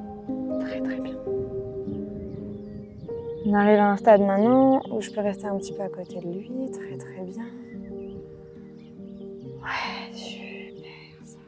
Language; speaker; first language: French; native; French